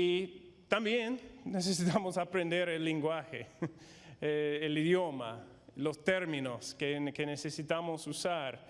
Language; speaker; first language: Spanish; non-native, fluent; English